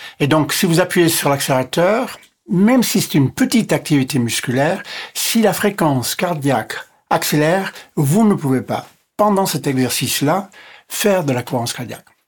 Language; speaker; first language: French; non-native, local second language; English